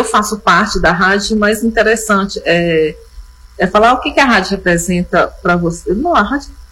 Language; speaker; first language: Portuguese; native; Portuguese